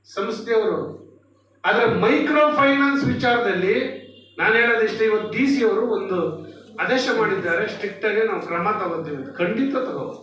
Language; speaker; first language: Kannada; native; Kannada